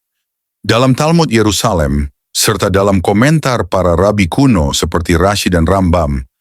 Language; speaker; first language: Indonesian; native; Indonesian